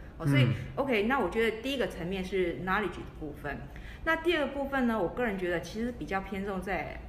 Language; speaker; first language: Chinese; native; Chinese